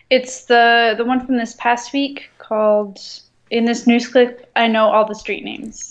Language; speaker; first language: English; native; English